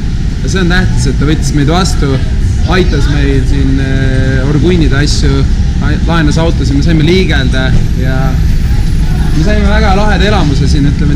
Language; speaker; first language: Estonian; native; Estonian